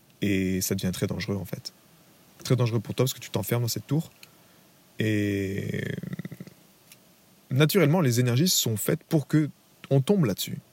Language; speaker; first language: French; native; French